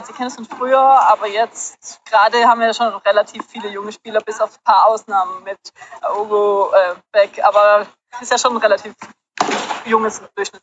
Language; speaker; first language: German; native; German